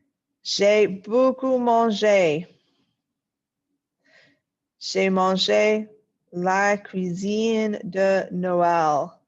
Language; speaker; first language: French; non-native, fluent; English